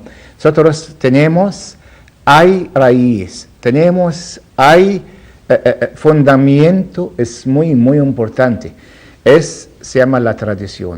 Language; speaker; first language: Spanish; non-native, learner; Arabic